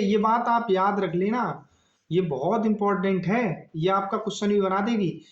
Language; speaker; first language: Hindi; native; Hindi